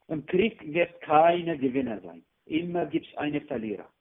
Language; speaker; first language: German; non-native, learner; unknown